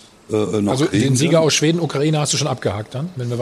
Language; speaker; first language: German; native; German